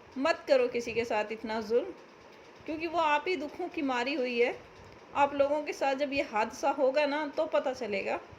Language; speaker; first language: Urdu; native; Urdu